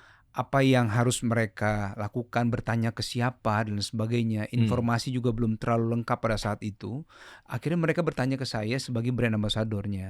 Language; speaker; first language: Indonesian; native; Indonesian